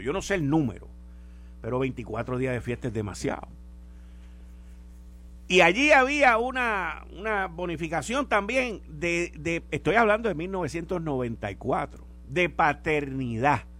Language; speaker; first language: Spanish; native; Spanish